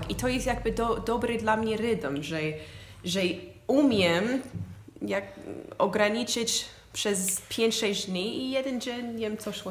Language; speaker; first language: Polish; non-native, fluent; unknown